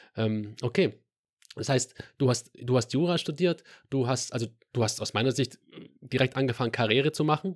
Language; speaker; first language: German; native; German